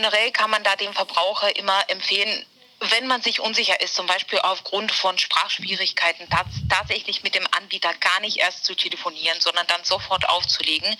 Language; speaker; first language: German; native; German